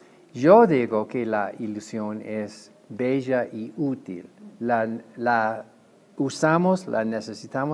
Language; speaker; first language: Spanish; non-native, fluent; English